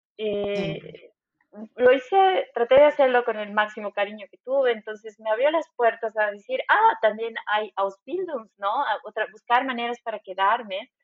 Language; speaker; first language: Spanish; native; Spanish